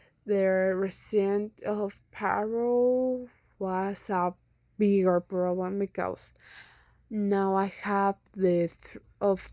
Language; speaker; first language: English; non-native, learner; Spanish